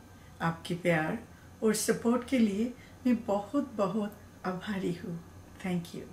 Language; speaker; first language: Hindi; non-native, learner; Bangla